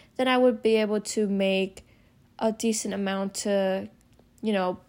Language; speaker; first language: English; non-native, fluent; Vietnamese